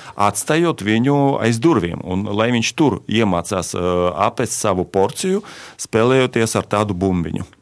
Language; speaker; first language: Latvian; non-native, local second language; Russian